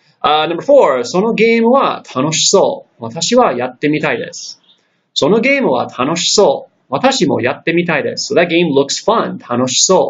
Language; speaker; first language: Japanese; non-native, fluent; English